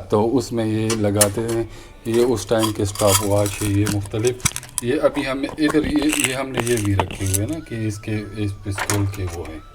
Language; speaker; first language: Urdu; non-native, local second language; Pashto